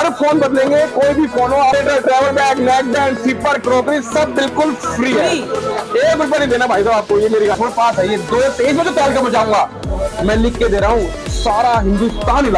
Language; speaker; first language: Hindi; native; Hindi